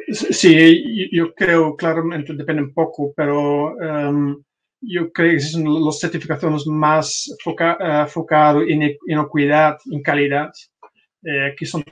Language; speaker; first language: Spanish; non-native, fluent; Dutch